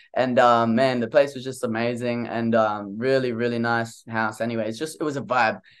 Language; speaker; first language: English; native; English